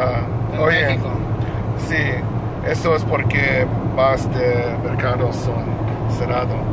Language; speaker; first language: Spanish; non-native, learner; English